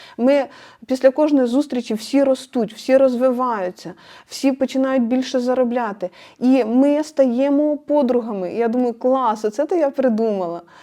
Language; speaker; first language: Ukrainian; non-native, local second language; Russian